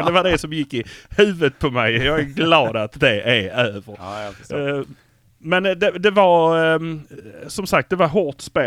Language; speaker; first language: Swedish; native; Swedish